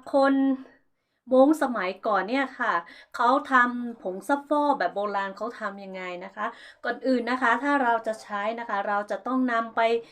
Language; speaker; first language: Thai; non-native, local second language; Hmong